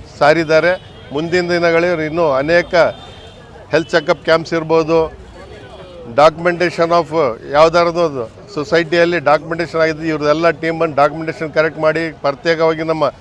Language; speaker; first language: Kannada; non-native, local second language; Urdu